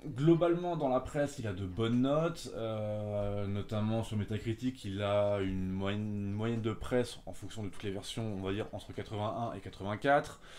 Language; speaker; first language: French; native; French